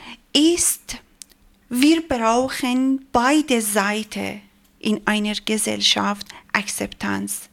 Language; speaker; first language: German; non-native, learner; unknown